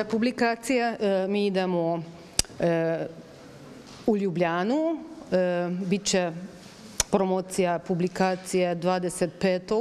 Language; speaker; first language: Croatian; non-native, fluent; Hungarian